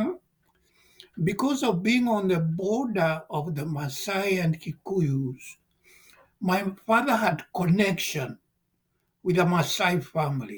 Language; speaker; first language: English; non-native, local second language; Kikuyu